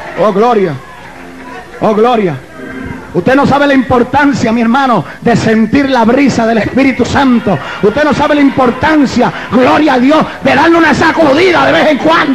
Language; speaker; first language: Spanish; native; Spanish